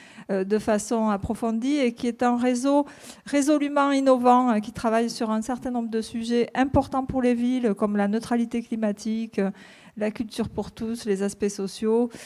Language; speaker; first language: French; native; French